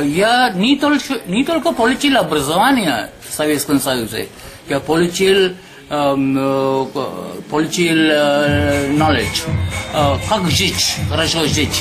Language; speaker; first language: Russian; non-native, learner; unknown